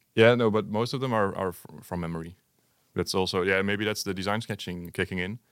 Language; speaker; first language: English; non-native, fluent; Dutch